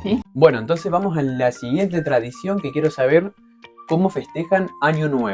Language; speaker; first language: Spanish; native; Spanish